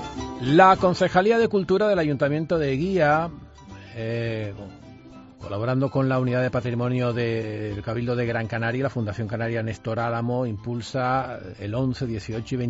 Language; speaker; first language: Spanish; native; Spanish